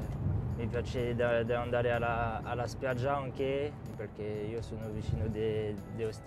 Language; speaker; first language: Italian; non-native, learner; French